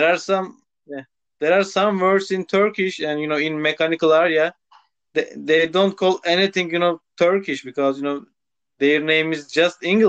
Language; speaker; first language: English; non-native, local second language; Turkish